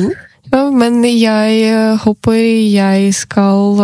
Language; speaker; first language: Norwegian; non-native, learner; Ukrainian